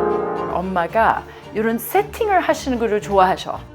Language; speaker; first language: Korean; early bilingual, heritage; Korean